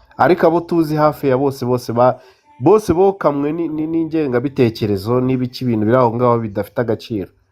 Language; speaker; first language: Kinyarwanda; native; Kinyarwanda